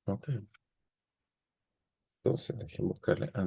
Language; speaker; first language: Spanish; native; Spanish